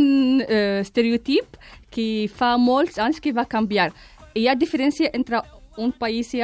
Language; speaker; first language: Catalan; non-native, fluent; Arabic